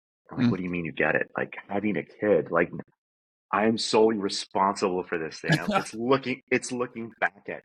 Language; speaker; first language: English; native; English